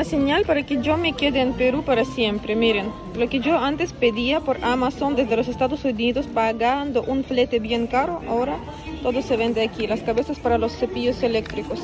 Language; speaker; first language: Spanish; non-native, fluent; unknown